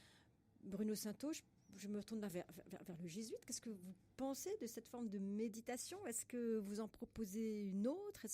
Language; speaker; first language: French; native; French